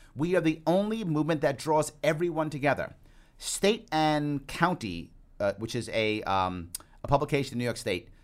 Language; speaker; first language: English; native; English